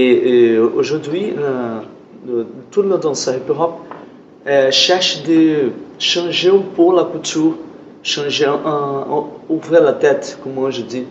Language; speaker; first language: French; non-native, learner; Portuguese